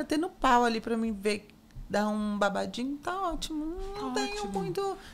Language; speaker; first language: Portuguese; native; Portuguese